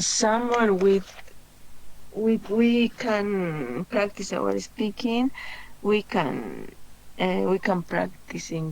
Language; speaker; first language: English; non-native, learner; Spanish